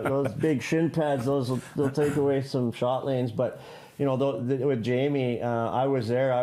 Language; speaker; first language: English; native; English